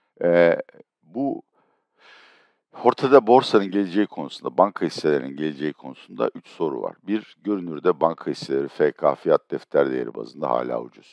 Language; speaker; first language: Turkish; native; Turkish